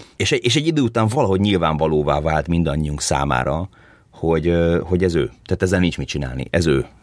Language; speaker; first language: Hungarian; early bilingual, heritage; Hungarian